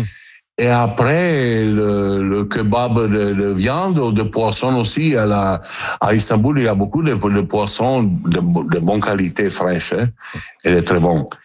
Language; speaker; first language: French; non-native, learner; Italian